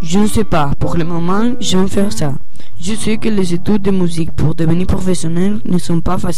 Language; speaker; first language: French; non-native, learner; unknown